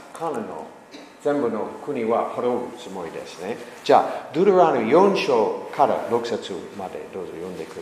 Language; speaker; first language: Japanese; non-native, learner; English